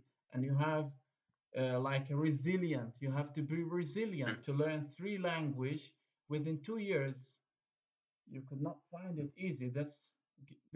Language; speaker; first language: English; non-native, fluent; Arabic